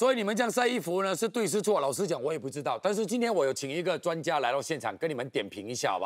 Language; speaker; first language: Chinese; native; Chinese